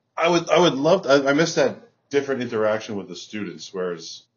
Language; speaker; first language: English; native; English